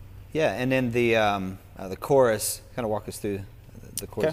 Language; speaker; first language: English; native; English